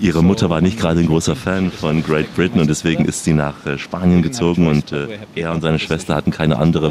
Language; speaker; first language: German; native; German